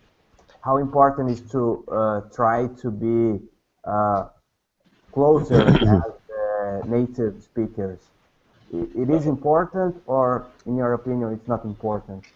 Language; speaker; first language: English; non-native, learner; Portuguese